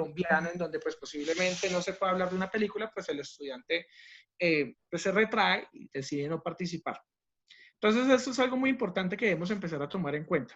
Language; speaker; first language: Spanish; native; Spanish